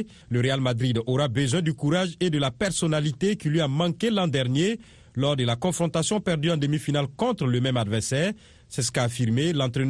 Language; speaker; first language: French; non-native, local second language; Mossi